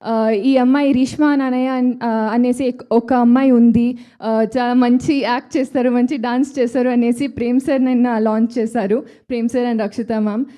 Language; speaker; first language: Telugu; non-native, learner; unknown